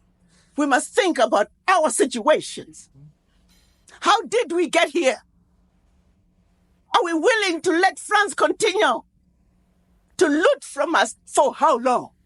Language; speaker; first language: English; non-native, local second language; Shona